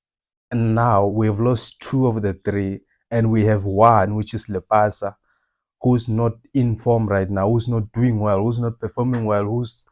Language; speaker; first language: English; non-native, local second language; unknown